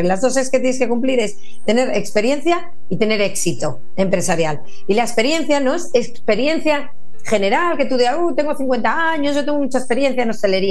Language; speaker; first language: Spanish; native; Spanish